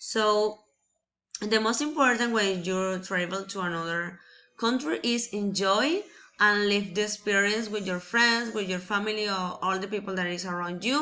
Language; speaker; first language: English; non-native, learner; Spanish